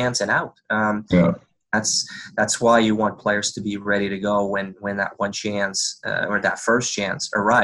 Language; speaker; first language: English; non-native, fluent; French